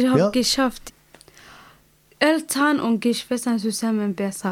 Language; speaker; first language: German; non-native, learner; Somali